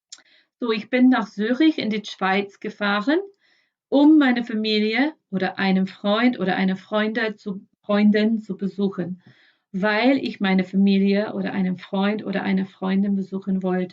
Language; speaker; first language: German; non-native, fluent; English